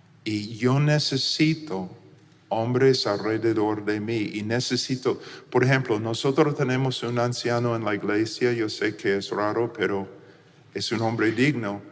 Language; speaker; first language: Spanish; non-native, fluent; English